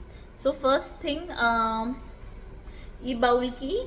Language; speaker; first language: Telugu; non-native, learner; Marathi